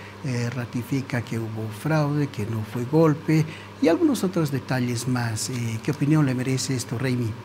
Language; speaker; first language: Spanish; native; Spanish